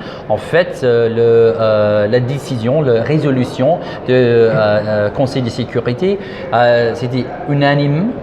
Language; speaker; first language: French; non-native, fluent; English